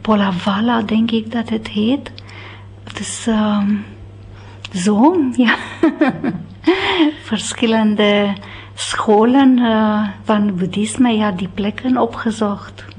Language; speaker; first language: Dutch; non-native, fluent; Romanian